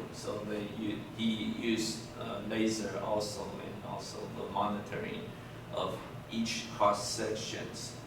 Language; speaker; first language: English; non-native, fluent; Chinese